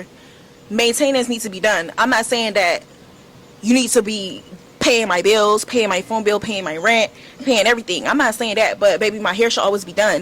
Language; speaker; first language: English; native; English